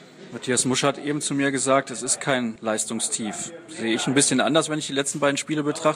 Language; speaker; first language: German; native; German